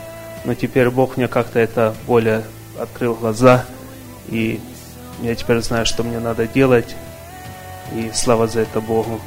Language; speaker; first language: Russian; early bilingual, other home language; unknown